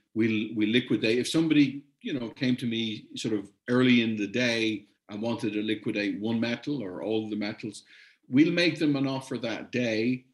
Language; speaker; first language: English; native; English